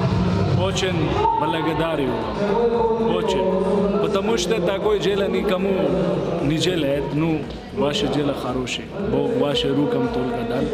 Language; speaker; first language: Russian; non-native, learner; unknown